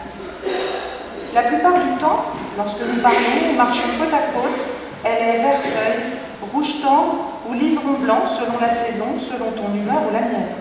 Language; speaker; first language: French; native; French